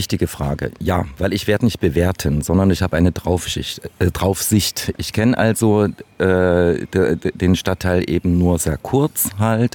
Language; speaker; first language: German; native; German